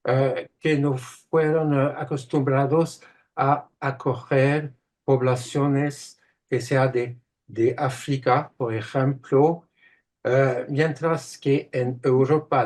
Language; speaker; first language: Spanish; non-native, fluent; French